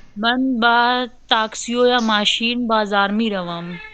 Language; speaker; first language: Persian; non-native, learner; Urdu